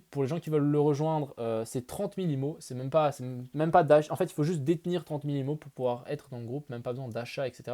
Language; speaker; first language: French; native; French